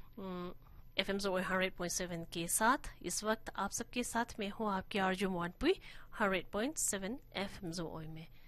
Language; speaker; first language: Hindi; non-native, local second language; Mizo